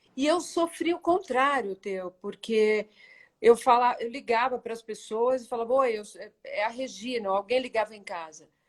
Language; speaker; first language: Portuguese; native; Portuguese